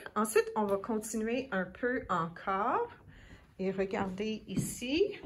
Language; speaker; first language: French; native; French